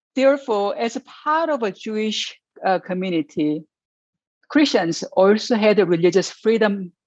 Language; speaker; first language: English; non-native, fluent; Korean